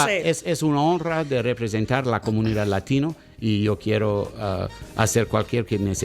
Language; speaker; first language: Spanish; non-native, learner; English